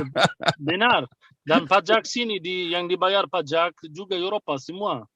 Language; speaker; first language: Indonesian; non-native, fluent; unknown